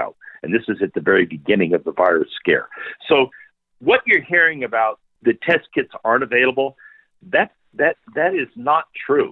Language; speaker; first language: English; native; English